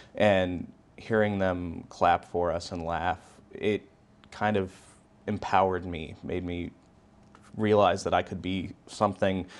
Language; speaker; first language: English; native; English